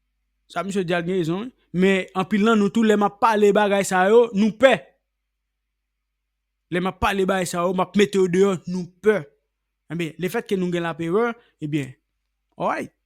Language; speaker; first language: Haitian Creole; native; Haitian Creole